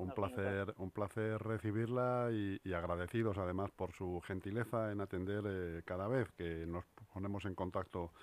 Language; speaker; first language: Spanish; native; Spanish